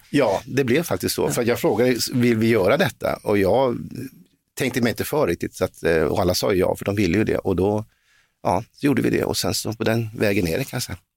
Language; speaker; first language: Swedish; native; Swedish